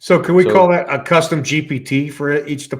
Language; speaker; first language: English; native; English